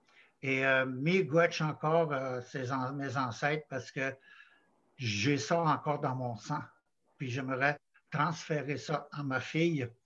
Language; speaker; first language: French; non-native, local second language; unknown